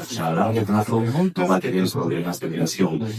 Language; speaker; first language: Spanish; native; Spanish